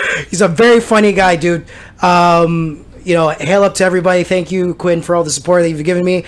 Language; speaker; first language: English; native; English